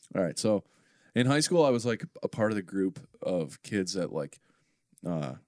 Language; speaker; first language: English; native; English